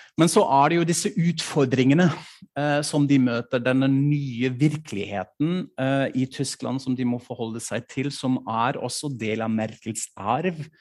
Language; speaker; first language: Norwegian; non-native, fluent; German